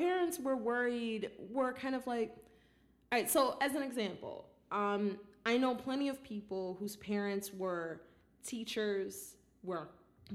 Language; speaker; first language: English; early bilingual, other home language; Haitian Creole